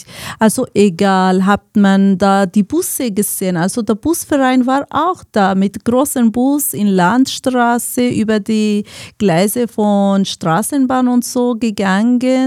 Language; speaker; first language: German; non-native, fluent; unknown